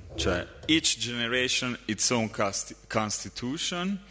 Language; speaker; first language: English; non-native, fluent; Italian